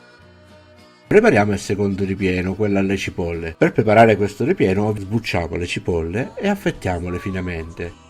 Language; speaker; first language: Italian; native; Italian